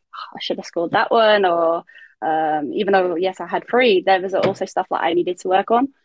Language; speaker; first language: English; native; English